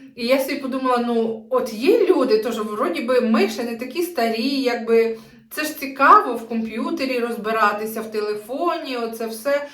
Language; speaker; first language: Ukrainian; native; Ukrainian